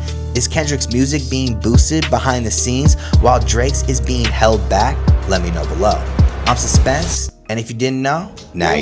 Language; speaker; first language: English; native; English